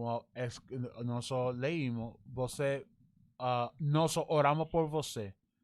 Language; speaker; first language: Portuguese; non-native, learner; English